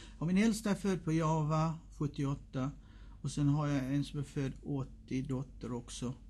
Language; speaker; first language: Swedish; native; Swedish